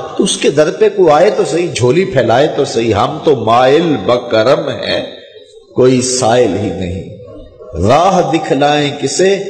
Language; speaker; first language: Urdu; non-native, local second language; Punjabi